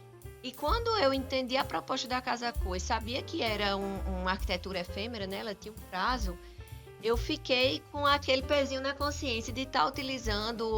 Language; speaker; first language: Portuguese; native; Portuguese